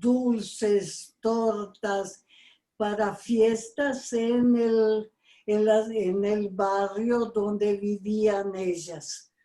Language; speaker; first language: Spanish; non-native, fluent; Portuguese